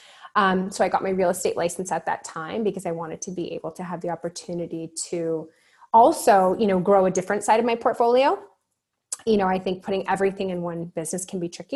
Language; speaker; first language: English; native; English